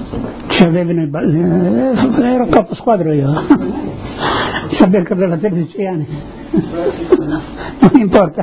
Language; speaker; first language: Italian; non-native, local second language; Friulian